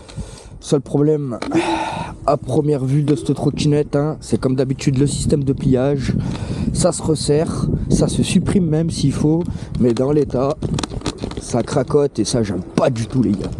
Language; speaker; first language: French; native; French